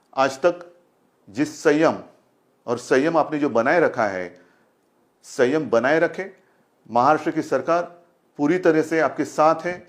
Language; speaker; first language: Hindi; non-native, local second language; Marathi